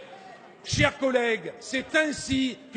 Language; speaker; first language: French; native; French